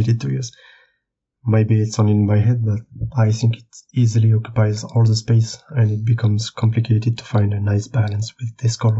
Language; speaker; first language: English; non-native, fluent; French